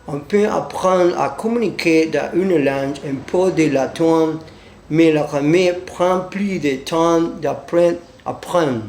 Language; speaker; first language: French; non-native, learner; Spanish